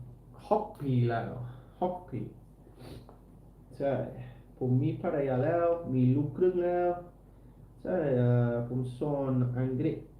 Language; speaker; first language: Thai; non-native, learner; English